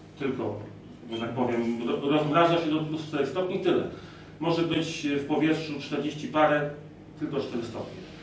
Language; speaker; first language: Polish; native; Polish